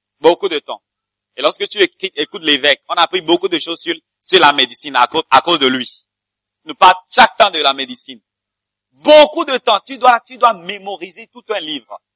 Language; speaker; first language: French; non-native, fluent; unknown